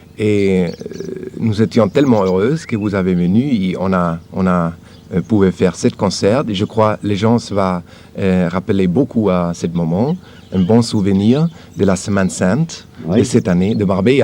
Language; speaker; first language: French; non-native, learner; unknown